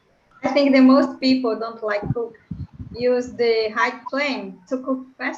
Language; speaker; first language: English; non-native, learner; Portuguese